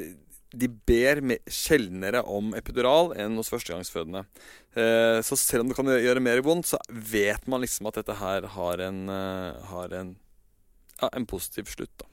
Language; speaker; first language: Norwegian; native; Norwegian